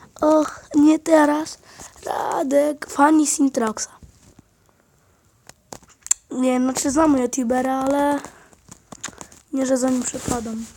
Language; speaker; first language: Polish; native; Polish